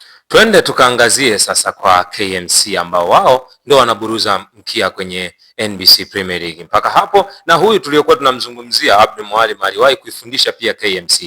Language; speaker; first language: Swahili; native; Swahili